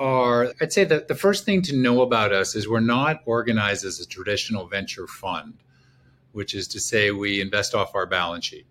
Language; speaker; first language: English; native; English